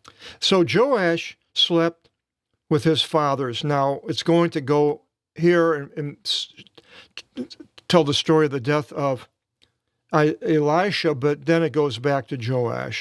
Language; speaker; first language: English; native; English